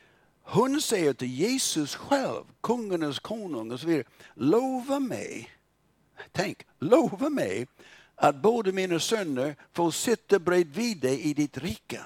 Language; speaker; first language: Swedish; non-native, fluent; English